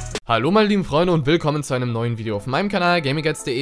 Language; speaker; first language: German; native; German